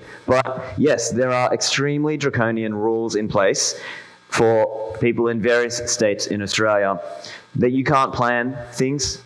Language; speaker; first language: English; native; English